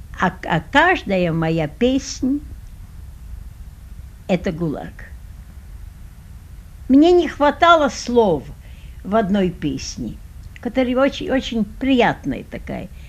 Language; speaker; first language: Russian; early bilingual, heritage; Russian